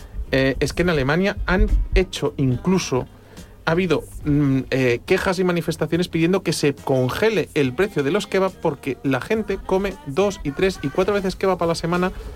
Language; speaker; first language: Spanish; native; Spanish